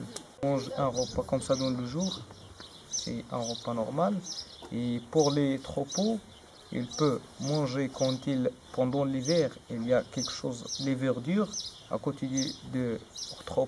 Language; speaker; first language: French; non-native, learner; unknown